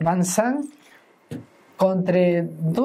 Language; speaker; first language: French; non-native, fluent; Spanish